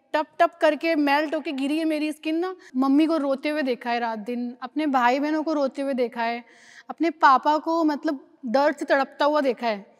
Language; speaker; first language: Hindi; native; Hindi